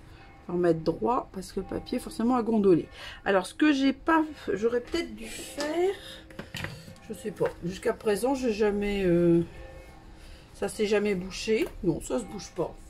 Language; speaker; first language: French; native; French